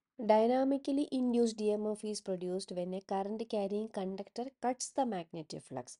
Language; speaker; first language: English; non-native, local second language; Malayalam